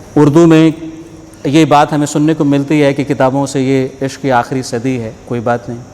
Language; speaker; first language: Urdu; non-native, local second language; Punjabi